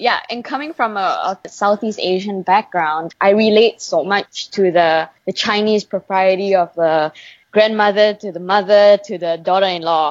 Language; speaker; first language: English; non-native, local second language; Chinese